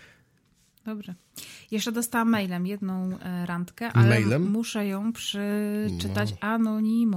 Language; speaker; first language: Polish; native; Polish